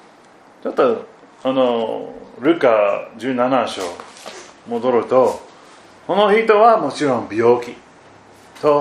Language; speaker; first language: Japanese; non-native, fluent; German